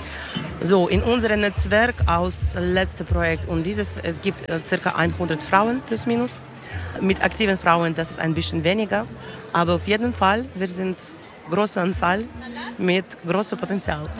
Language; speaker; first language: German; non-native, learner; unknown